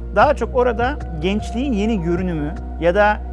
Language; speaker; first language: Turkish; native; Turkish